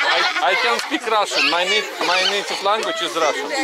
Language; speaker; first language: English; non-native, learner; Russian